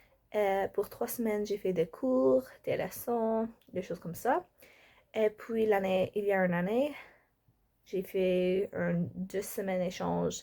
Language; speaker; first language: French; non-native, learner; English